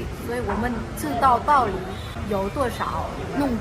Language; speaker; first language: Chinese; non-native, learner; Vietnamese